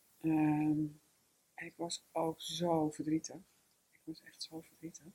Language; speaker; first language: Dutch; native; Dutch